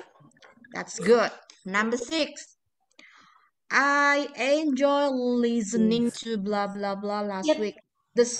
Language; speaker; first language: English; non-native, fluent; Indonesian